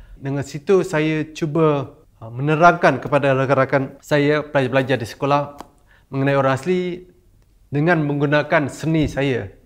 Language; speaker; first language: Malay; non-native, local second language; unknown